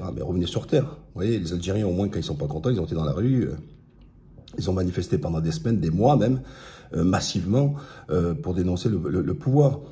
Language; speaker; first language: French; early bilingual, other home language; Arabic